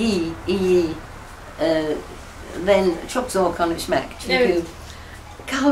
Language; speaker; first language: Turkish; non-native, learner; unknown